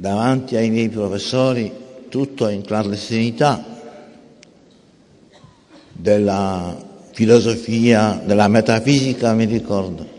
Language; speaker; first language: Italian; non-native, fluent; Polish